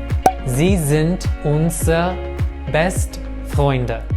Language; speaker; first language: German; non-native, fluent; English